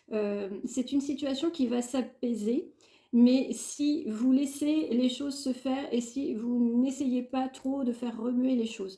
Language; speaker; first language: French; native; French